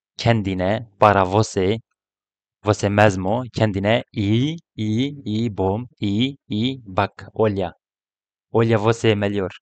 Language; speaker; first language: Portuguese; non-native, learner; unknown